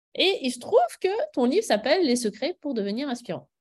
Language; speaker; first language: French; native; French